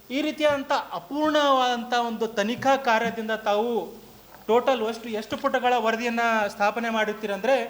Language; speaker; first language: Kannada; non-native, local second language; Lambadi